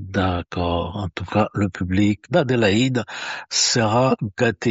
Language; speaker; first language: French; native; French